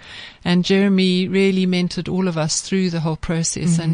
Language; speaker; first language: English; native; English